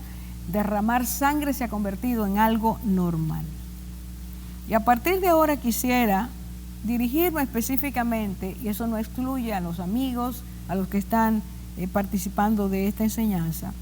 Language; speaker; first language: Spanish; native; Spanish